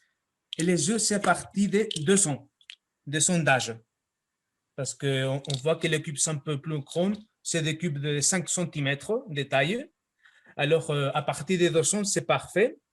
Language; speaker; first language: French; non-native, fluent; Spanish